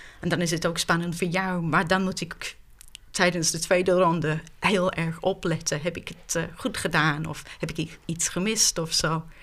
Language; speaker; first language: Dutch; non-native, fluent; English